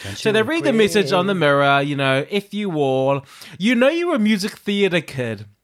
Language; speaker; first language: English; native; English